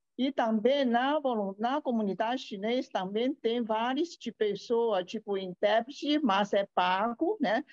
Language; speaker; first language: Portuguese; non-native, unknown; Chinese